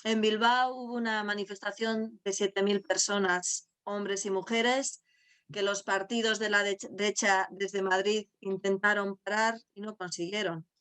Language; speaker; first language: Spanish; non-native, local second language; Basque